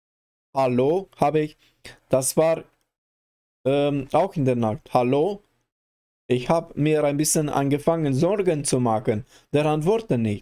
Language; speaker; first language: German; non-native, learner; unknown